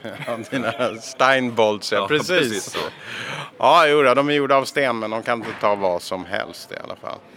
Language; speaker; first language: Swedish; non-native, fluent; English